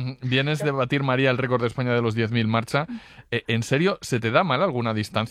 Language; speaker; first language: Spanish; native; Spanish